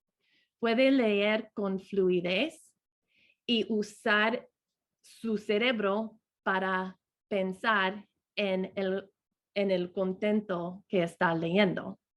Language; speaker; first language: Spanish; non-native, fluent; English